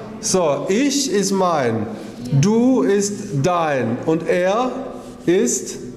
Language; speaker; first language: German; native; German